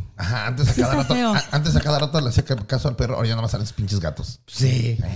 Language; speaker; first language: Spanish; native; Spanish